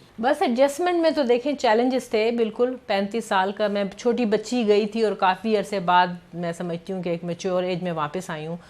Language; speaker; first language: Urdu; native; Urdu